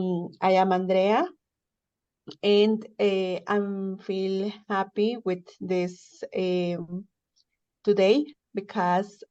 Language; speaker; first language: English; non-native, learner; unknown